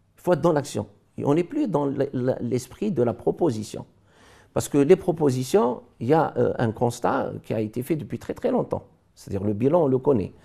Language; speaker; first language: French; non-native, local second language; Arabic